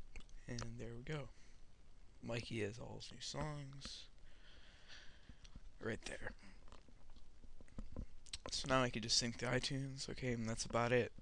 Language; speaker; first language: English; native; English